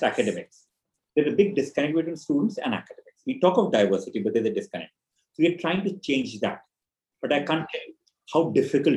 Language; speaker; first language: English; non-native, local second language; Hindi